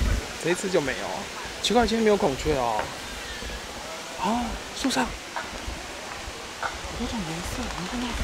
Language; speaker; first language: Chinese; native; Chinese